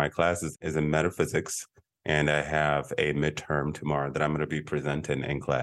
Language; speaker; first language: English; non-native, local second language; Igbo